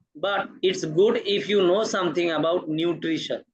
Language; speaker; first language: English; non-native, local second language; Bangla